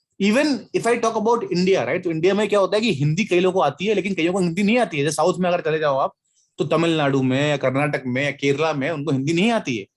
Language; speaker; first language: Hindi; native; Hindi